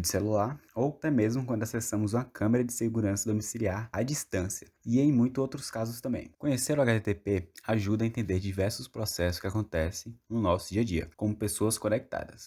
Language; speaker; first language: Portuguese; native; Portuguese